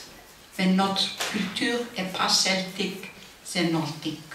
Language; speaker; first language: French; non-native, fluent; Icelandic